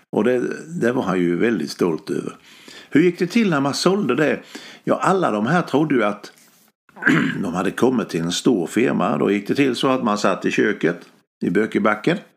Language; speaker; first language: Swedish; native; Swedish